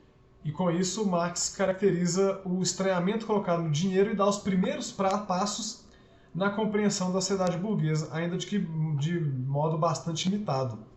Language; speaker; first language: Portuguese; native; Portuguese